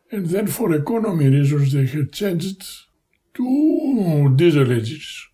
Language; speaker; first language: English; non-native, fluent; Greek